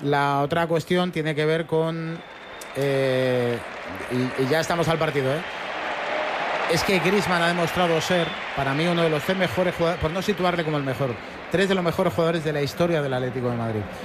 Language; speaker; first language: Spanish; native; Spanish